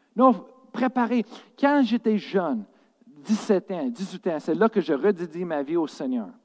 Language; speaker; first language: French; non-native, fluent; English